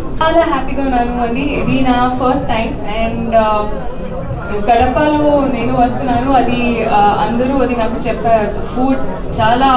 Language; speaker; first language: Telugu; non-native, learner; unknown